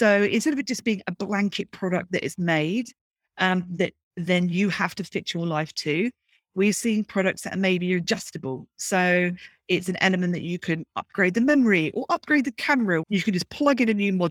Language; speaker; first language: English; native; English